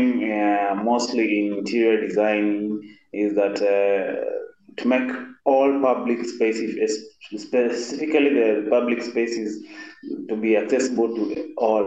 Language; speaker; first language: English; non-native, local second language; Kamba